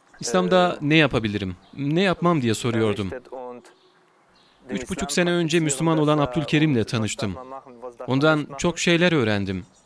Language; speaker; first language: Turkish; non-native, fluent; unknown